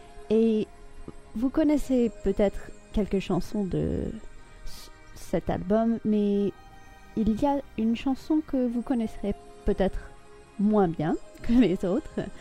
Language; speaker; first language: French; non-native, fluent; English